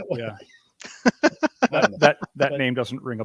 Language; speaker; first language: English; native; English